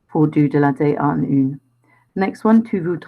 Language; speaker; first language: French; non-native, fluent; English